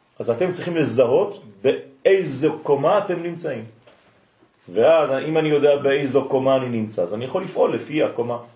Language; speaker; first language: Hebrew; non-native, fluent; French